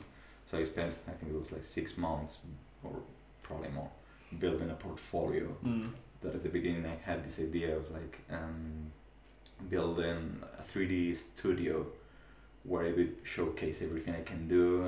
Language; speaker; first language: English; non-native, fluent; Spanish